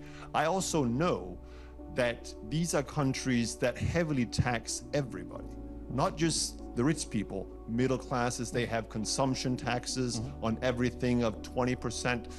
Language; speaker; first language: English; non-native, fluent; Danish